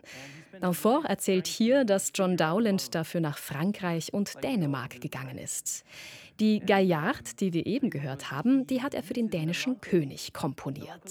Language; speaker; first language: German; native; German